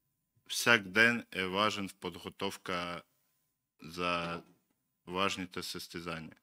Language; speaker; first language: Bulgarian; non-native, learner; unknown